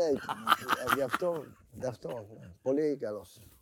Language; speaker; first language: Greek; non-native, fluent; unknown